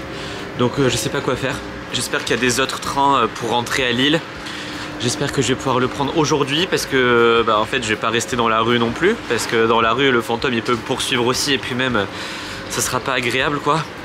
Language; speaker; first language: French; native; French